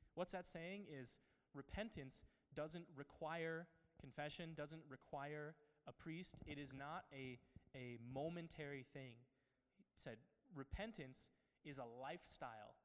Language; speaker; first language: English; native; English